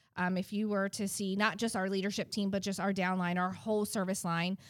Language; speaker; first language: English; native; English